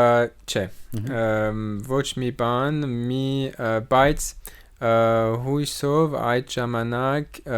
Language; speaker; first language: Armenian; non-native, learner; French